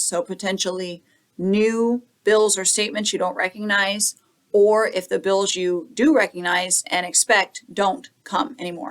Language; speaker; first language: English; native; English